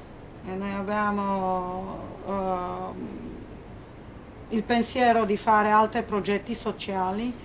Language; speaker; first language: Italian; non-native, learner; Romanian